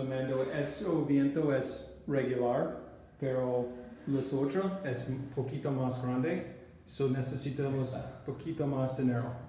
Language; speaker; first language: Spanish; non-native, learner; English